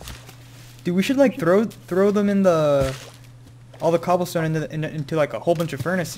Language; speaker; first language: English; native; English